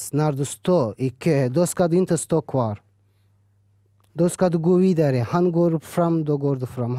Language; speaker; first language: Swedish; early bilingual, other home language; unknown